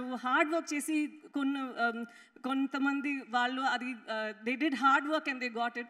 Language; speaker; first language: Telugu; non-native, fluent; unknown